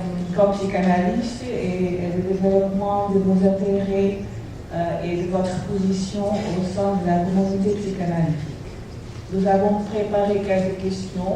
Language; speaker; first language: French; non-native, fluent; Portuguese